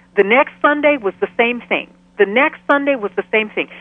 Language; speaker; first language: English; native; English